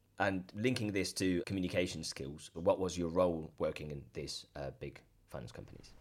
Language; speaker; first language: English; non-native, fluent; Spanish